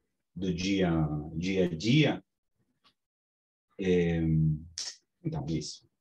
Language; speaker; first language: Portuguese; non-native, fluent; Spanish